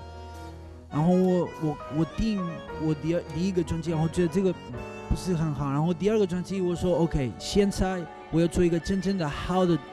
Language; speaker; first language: Chinese; non-native, learner; Spanish